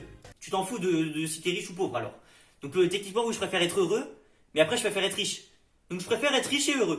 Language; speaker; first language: French; native; French